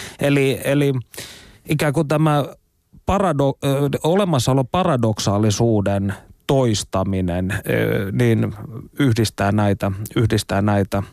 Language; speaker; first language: Finnish; native; Finnish